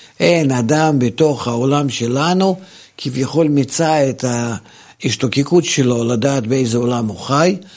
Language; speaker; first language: Hebrew; non-native, fluent; Russian